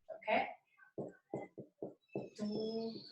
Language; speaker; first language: Spanish; non-native, learner; English